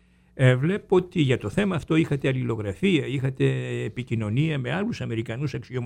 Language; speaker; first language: Greek; native; Greek